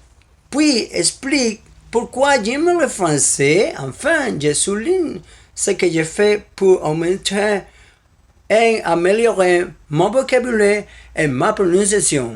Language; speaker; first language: French; non-native, learner; Spanish